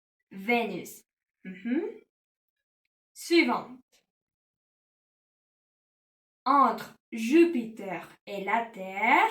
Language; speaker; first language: French; non-native, learner; Spanish